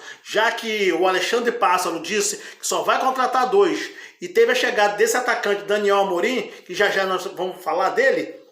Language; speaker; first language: Portuguese; native; Portuguese